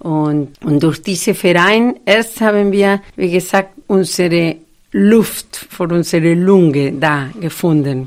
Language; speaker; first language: German; non-native, fluent; Spanish